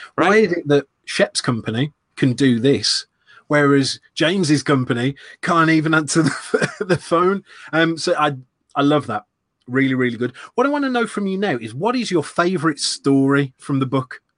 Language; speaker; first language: English; native; English